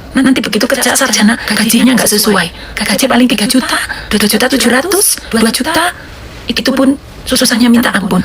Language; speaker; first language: Indonesian; native; Indonesian